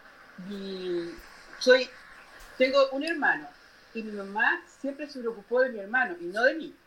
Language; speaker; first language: Spanish; native; Spanish